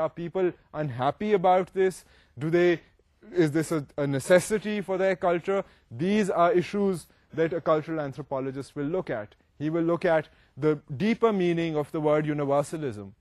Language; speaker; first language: English; non-native, local second language; Urdu